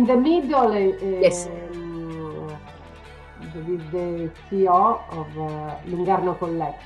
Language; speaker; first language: English; non-native, learner; Italian